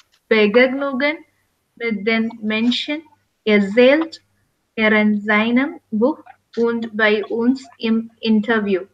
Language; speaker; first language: German; non-native, learner; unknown